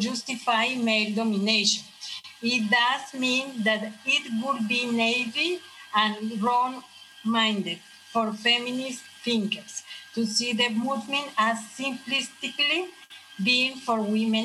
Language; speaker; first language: English; non-native, fluent; Spanish